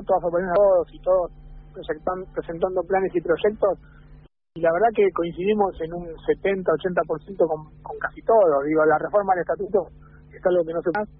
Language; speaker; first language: Spanish; native; Spanish